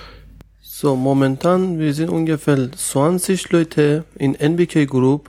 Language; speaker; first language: German; non-native, learner; Persian